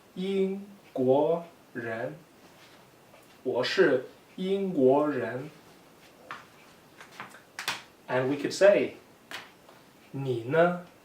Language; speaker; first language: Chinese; non-native, fluent; English